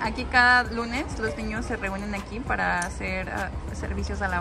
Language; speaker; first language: Spanish; native; Spanish